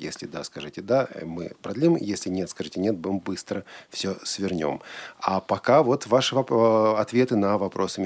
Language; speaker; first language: Russian; native; Russian